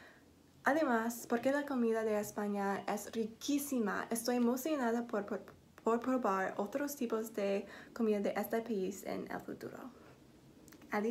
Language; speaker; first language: Spanish; non-native, learner; English